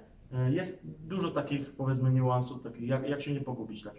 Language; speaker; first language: Polish; native; Polish